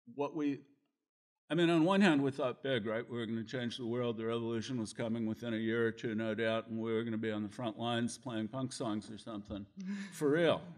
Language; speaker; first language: English; native; English